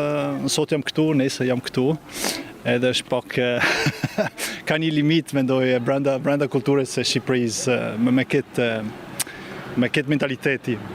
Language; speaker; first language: Albanian; non-native, learner; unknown